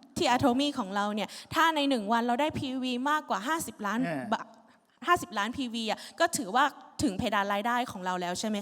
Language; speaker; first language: Thai; native; Thai